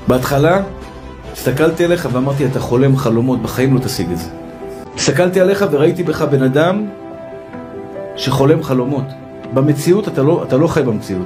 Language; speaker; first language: Hebrew; native; Hebrew